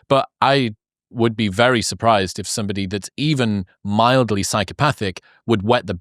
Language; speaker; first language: English; native; English